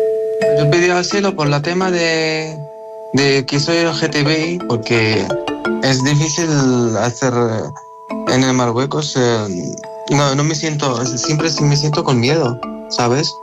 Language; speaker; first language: Spanish; non-native, learner; Arabic